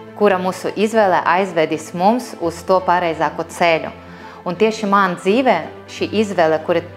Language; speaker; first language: Latvian; non-native, local second language; Russian